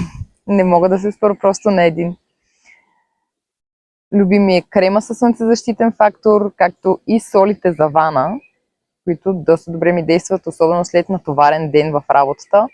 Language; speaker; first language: Bulgarian; native; Bulgarian